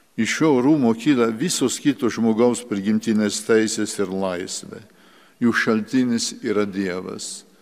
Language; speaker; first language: Lithuanian; early bilingual, heritage; Lithuanian